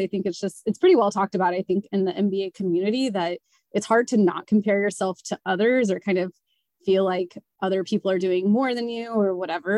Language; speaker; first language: English; native; English